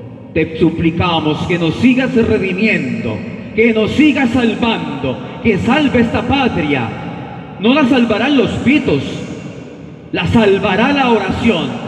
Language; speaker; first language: Spanish; native; Spanish